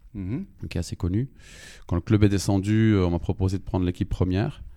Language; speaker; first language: French; native; French